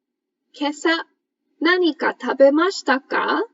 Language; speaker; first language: Japanese; non-native, fluent; English